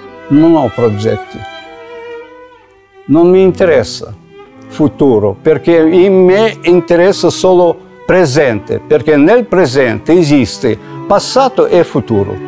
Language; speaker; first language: Italian; non-native, fluent; Russian